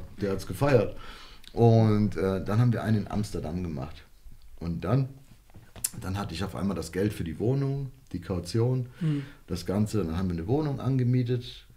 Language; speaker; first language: German; early bilingual, other home language; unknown